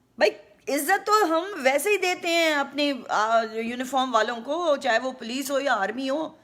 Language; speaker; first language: Urdu; native; Urdu